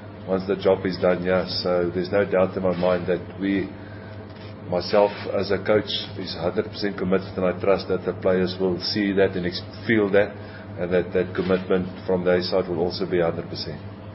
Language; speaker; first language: English; non-native, local second language; Afrikaans